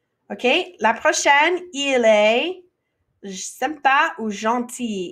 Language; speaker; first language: French; non-native, fluent; English